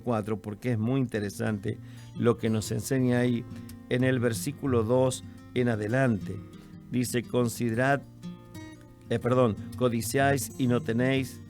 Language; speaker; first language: Spanish; native; Spanish